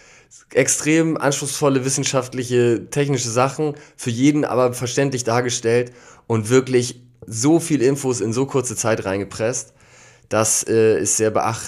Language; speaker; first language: German; native; German